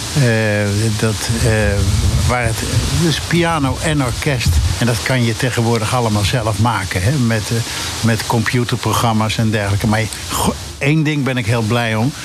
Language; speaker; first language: Dutch; native; Dutch